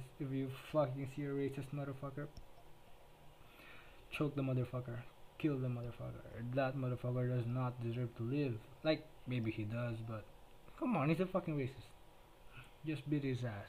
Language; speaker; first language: English; non-native, local second language; Filipino